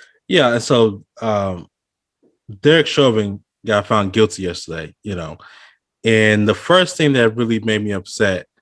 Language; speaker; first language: English; native; English